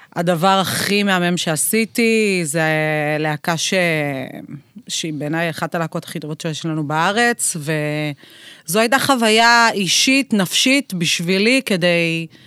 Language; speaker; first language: Hebrew; native; Hebrew